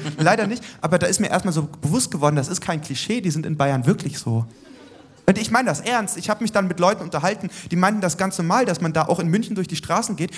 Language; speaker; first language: German; native; German